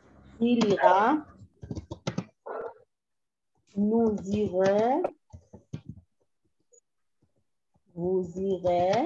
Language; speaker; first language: French; non-native, fluent; Spanish